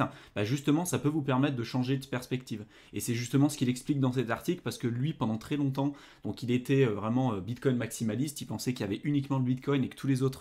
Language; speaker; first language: French; native; French